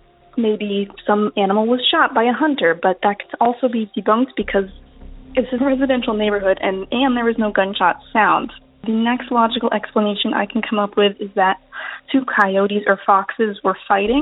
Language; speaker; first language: English; native; English